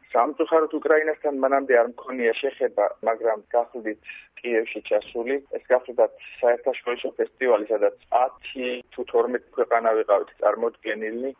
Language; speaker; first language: Georgian; native; Georgian